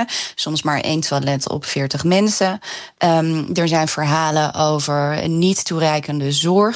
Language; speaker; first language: Dutch; native; Dutch